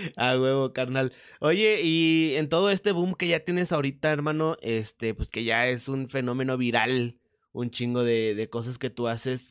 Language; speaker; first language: Spanish; native; Spanish